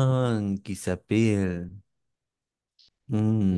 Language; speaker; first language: French; non-native, learner; English